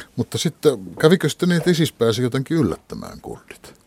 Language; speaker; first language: Finnish; non-native, fluent; Kurdish